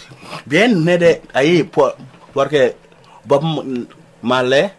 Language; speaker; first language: Spanish; non-native, learner; Wolof